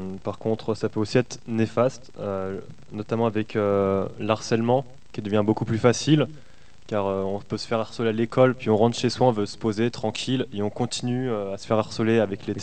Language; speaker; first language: French; native; French